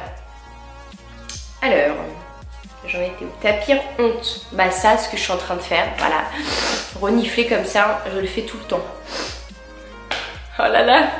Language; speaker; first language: French; native; French